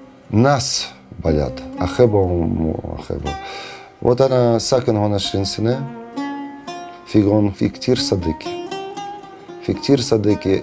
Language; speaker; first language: Arabic; non-native, learner; Russian